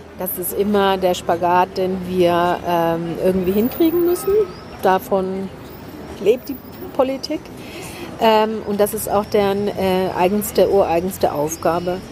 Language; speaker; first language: German; early bilingual, heritage; German